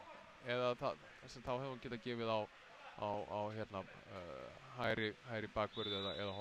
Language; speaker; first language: Icelandic; native; Icelandic